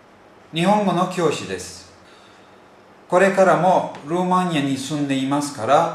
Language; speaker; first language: Japanese; non-native, fluent; Turkish